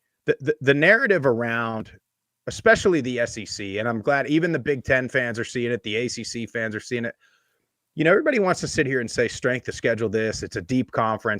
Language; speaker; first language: English; native; English